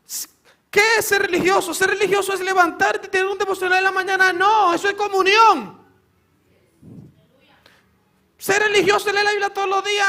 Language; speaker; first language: Spanish; native; Spanish